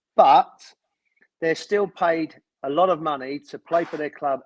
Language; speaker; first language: English; native; English